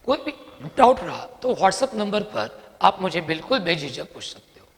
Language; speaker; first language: Hindi; non-native, local second language; Marathi